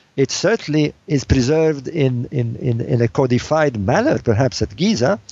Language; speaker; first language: English; non-native, fluent; Arabic